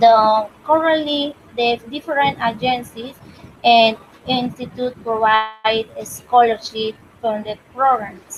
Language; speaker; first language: English; non-native, learner; Spanish